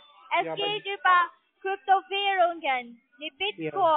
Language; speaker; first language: German; non-native, learner; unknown